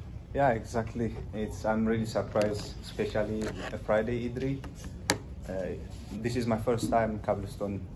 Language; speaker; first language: English; non-native, learner; Tigrinya